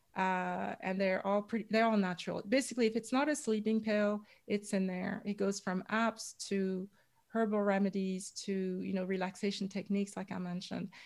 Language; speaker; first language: English; non-native, fluent; French